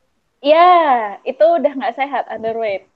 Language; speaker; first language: Indonesian; native; Indonesian